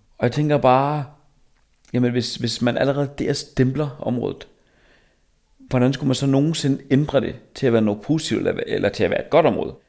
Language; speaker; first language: Danish; native; Danish